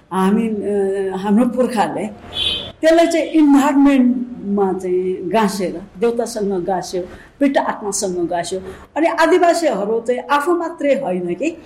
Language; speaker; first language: Nepali; non-native, local second language; Newari